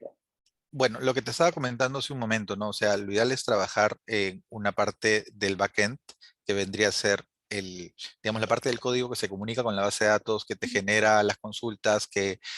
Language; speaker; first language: Spanish; native; Spanish